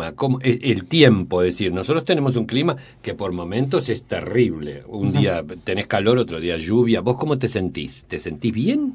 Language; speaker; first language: Spanish; native; Spanish